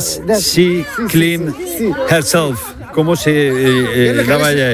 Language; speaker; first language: Spanish; native; Spanish